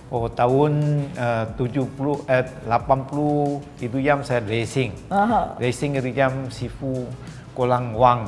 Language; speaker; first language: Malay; non-native, local second language; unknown